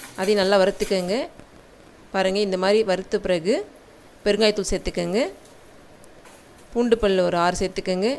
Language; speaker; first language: Tamil; native; Tamil